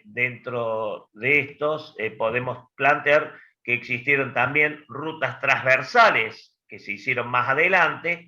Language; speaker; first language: Spanish; native; Spanish